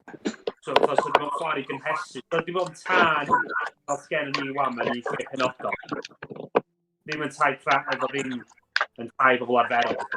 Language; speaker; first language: Welsh; native; Welsh